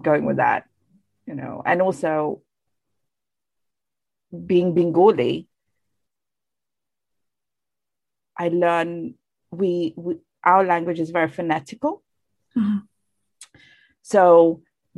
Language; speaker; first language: English; non-native, fluent; Bangla